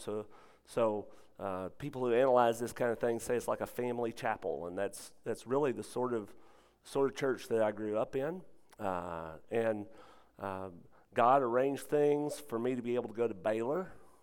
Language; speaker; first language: English; native; English